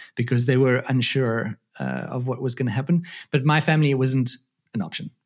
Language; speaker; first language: English; native; English